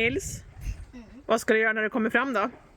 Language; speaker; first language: Swedish; native; Swedish